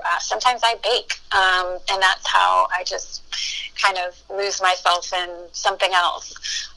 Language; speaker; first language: English; early bilingual, other home language; Spanish